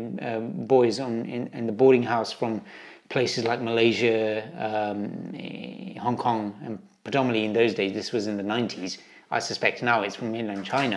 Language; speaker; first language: English; native; English